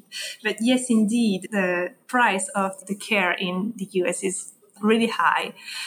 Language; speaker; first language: English; non-native, fluent; French